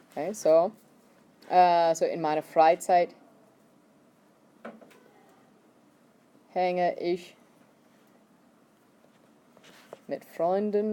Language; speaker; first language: German; non-native, fluent; English